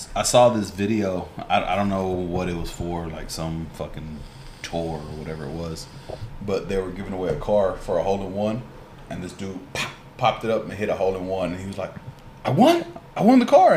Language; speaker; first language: English; native; English